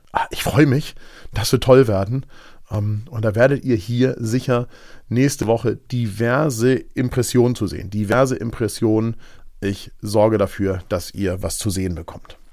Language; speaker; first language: German; native; German